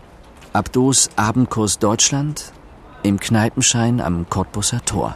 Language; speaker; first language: German; native; German